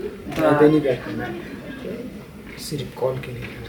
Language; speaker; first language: Hindi; non-native, local second language; Ladakhi